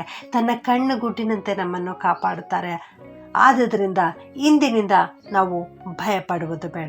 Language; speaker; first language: Kannada; native; Kannada